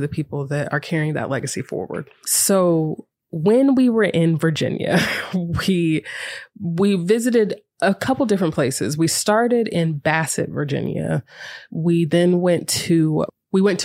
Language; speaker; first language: English; native; English